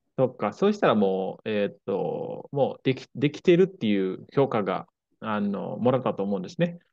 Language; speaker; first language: Japanese; non-native, fluent; Indonesian